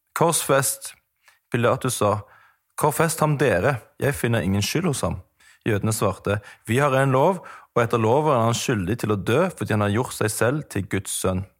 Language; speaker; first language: Norwegian; native; Norwegian